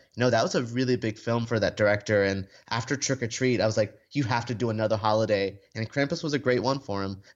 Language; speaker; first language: English; native; English